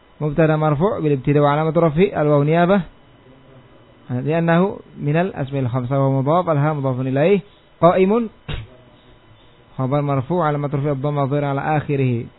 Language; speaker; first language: Arabic; non-native, fluent; Indonesian